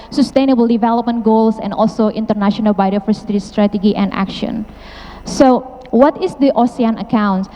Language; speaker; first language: English; non-native, fluent; Indonesian